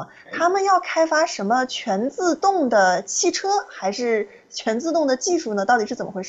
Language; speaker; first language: Chinese; native; Chinese